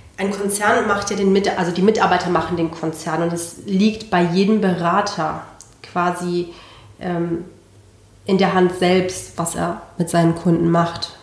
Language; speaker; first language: German; non-native, fluent; Spanish